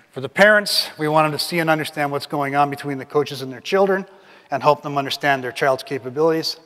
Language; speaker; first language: English; native; English